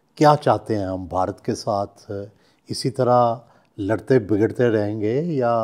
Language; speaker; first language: Urdu; non-native, local second language; Punjabi